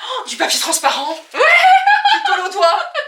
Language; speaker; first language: French; native; French